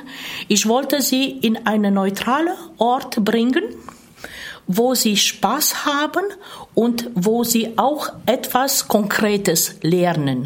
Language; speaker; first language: German; non-native, fluent; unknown